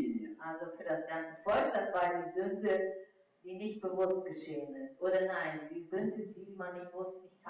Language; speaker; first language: German; non-native, fluent; Russian